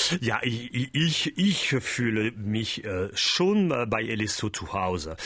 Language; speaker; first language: German; non-native, learner; French